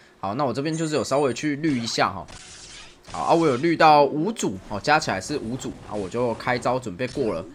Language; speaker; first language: Chinese; native; Chinese